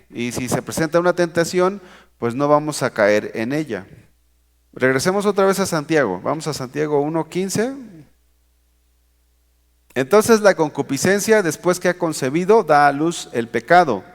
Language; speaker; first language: Spanish; native; Spanish